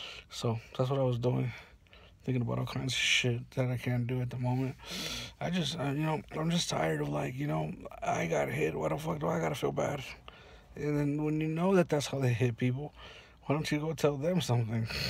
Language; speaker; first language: English; early bilingual, other home language; Spanish